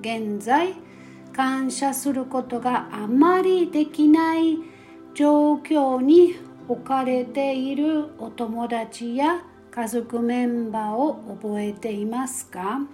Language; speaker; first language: Japanese; non-native, fluent; German